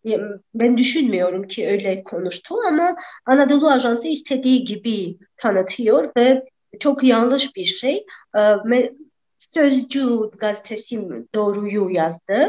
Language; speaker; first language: Turkish; non-native, fluent; Armenian